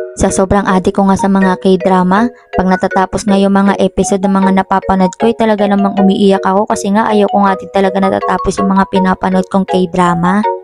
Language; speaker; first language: Filipino; native; Filipino